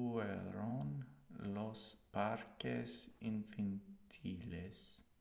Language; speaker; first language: Spanish; non-native, learner; English